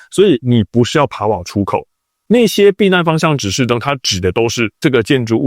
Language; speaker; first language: Chinese; native; Chinese